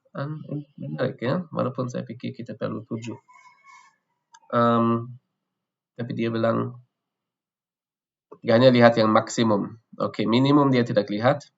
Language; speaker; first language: Indonesian; non-native, fluent; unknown